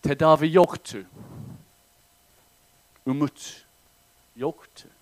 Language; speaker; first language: Turkish; non-native, fluent; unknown